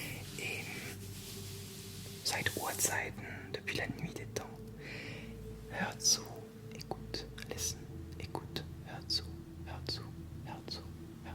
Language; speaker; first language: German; non-native, fluent; French